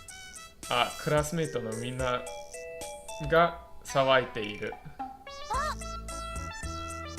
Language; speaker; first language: Japanese; non-native, fluent; English